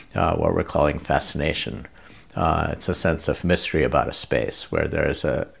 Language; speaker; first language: English; non-native, local second language; Bangla